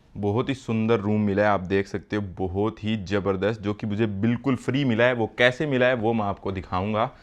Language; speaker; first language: Hindi; native; Hindi